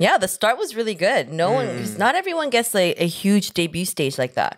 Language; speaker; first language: English; early bilingual, other home language; Korean